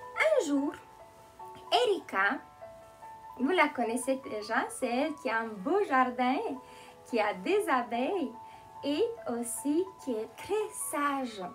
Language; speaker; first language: French; non-native, fluent; Romanian